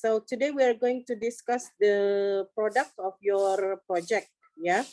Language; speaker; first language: English; non-native, local second language; Indonesian